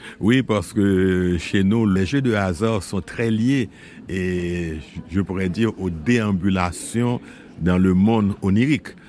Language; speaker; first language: French; non-native, local second language; Haitian Creole